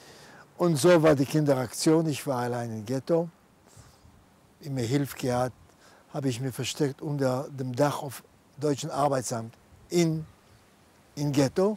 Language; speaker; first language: German; non-native, fluent; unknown